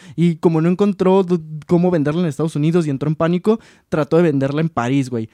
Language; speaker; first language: Spanish; native; Spanish